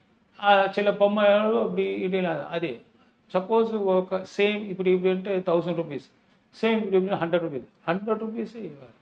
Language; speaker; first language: Telugu; non-native, learner; Tamil